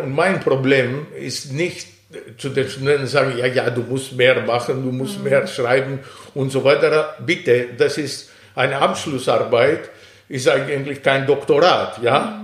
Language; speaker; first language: German; non-native, fluent; Greek